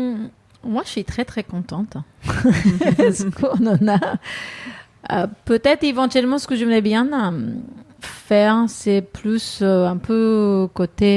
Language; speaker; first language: French; non-native, fluent; Japanese